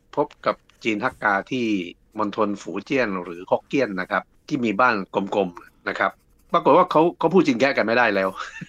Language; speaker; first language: Thai; native; Thai